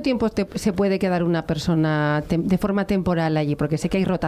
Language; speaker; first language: Spanish; native; Spanish